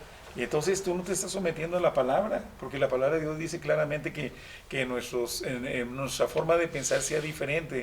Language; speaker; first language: Spanish; native; Spanish